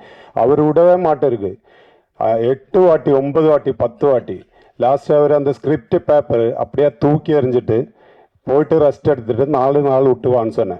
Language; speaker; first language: Tamil; non-native, learner; Malayalam